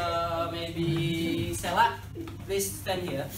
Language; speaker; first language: English; non-native, learner; Indonesian